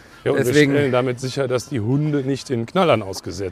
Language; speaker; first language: German; native; German